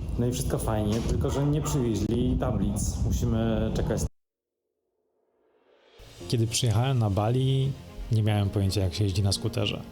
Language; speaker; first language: Polish; native; Polish